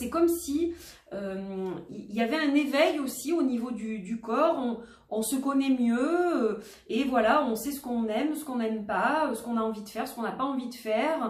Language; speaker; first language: French; native; French